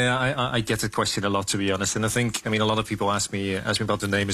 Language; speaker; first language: English; non-native, fluent; Dutch